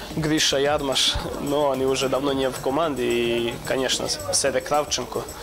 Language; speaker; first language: Russian; non-native, fluent; Serbian